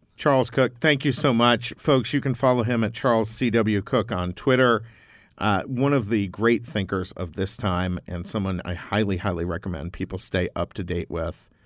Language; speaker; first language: English; native; English